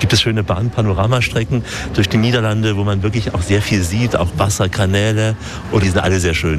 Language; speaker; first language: German; native; German